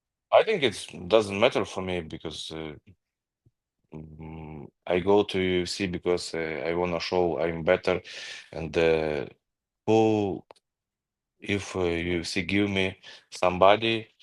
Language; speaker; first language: English; non-native, learner; Ukrainian